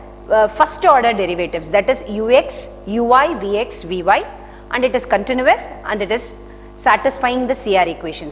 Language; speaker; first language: English; non-native, local second language; Tamil